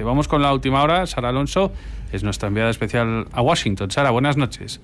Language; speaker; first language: Spanish; native; Spanish